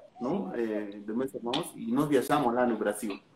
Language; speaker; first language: Portuguese; non-native, learner; Spanish